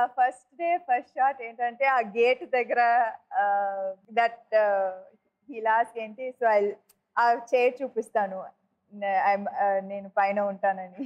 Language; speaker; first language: Telugu; non-native, local second language; Tamil